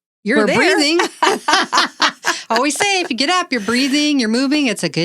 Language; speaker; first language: English; native; English